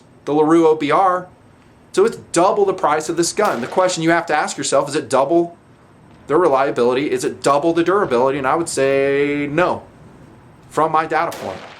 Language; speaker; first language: English; native; English